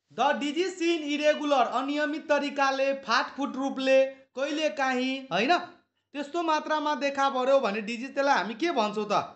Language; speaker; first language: Nepali; non-native, local second language; Maithili